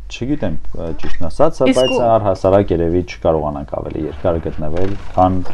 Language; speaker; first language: Armenian; native; Armenian